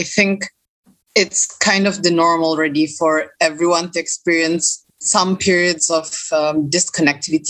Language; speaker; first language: English; non-native, local second language; Malay